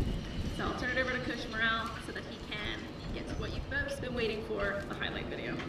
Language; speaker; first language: English; native; English